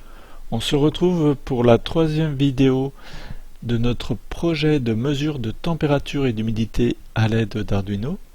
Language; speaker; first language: French; native; French